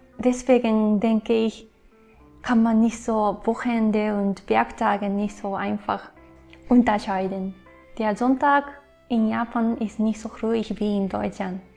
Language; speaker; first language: German; non-native, fluent; Japanese